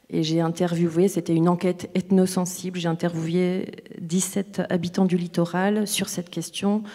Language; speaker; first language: French; native; French